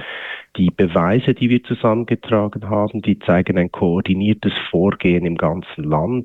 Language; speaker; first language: German; native; German